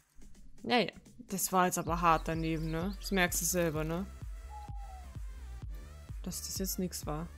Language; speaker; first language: German; native; German